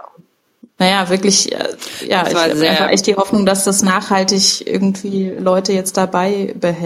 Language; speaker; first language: German; native; German